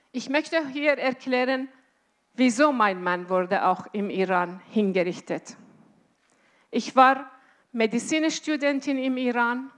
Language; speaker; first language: German; non-native, fluent; Azerbaijani